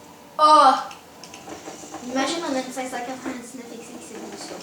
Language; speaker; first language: French; native; French